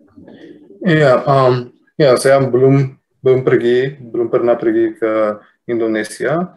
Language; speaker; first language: Indonesian; non-native, fluent; English